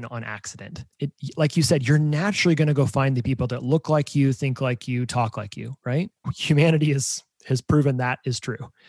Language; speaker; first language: English; native; English